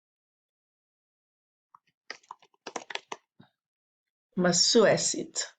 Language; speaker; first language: Albanian; non-native, learner; English